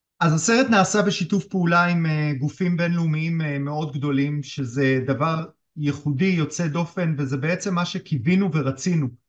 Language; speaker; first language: Hebrew; native; Hebrew